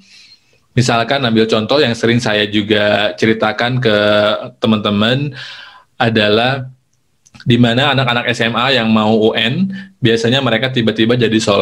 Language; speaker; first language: Indonesian; native; Indonesian